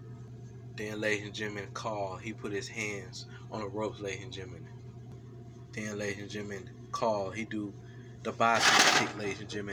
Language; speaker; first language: English; native; English